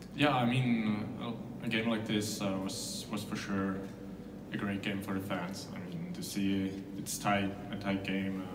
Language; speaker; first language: English; non-native, fluent; Swiss German